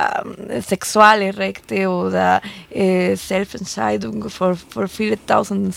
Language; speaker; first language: German; non-native, fluent; Spanish